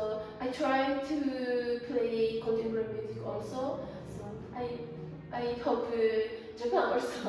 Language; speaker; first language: English; non-native, learner; Japanese